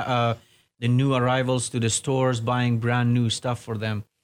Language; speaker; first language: English; non-native, fluent; Persian